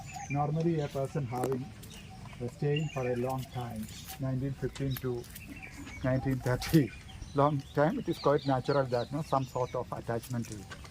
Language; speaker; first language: English; non-native, local second language; Malayalam